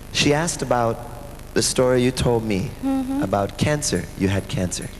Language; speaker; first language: English; non-native, fluent; Thai